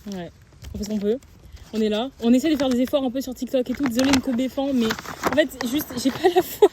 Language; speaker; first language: French; native; French